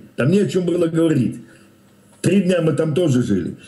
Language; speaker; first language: Russian; native; Russian